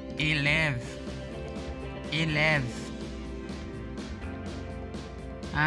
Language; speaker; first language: Portuguese; non-native, learner; Haitian Creole